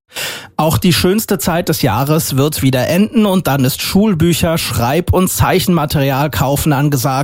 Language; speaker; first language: German; native; German